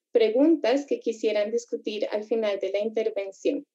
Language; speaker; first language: Spanish; native; Spanish